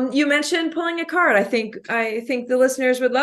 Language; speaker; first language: English; native; English